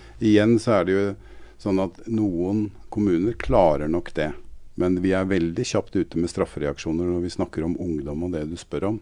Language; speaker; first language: Norwegian; native; Norwegian